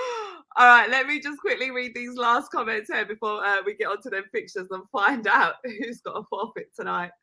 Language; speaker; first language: English; native; English